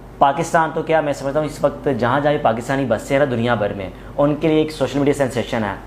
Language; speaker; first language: Urdu; non-native, local second language; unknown